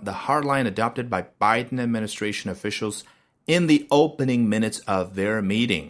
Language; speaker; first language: English; non-native, fluent; Chinese